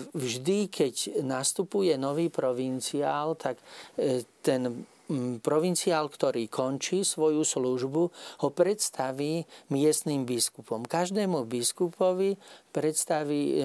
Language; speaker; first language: Slovak; native; Slovak